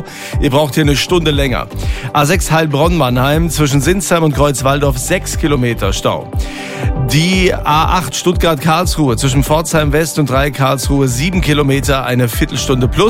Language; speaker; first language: German; native; German